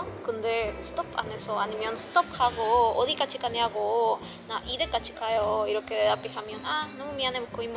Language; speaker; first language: Korean; non-native, learner; Spanish